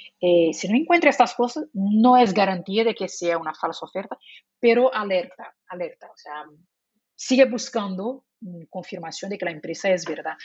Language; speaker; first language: Spanish; non-native, fluent; Portuguese